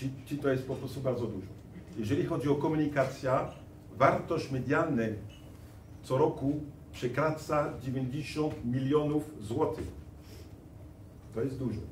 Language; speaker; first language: Polish; non-native, fluent; French